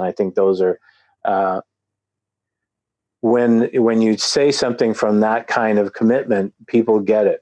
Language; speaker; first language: English; native; English